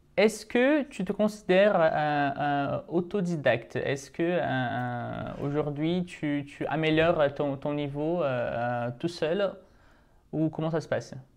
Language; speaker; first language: French; non-native, fluent; Portuguese